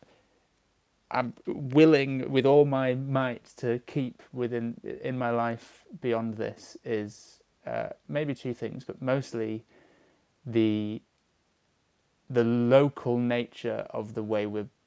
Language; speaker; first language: English; native; English